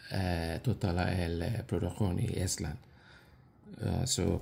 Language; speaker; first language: Swedish; non-native, fluent; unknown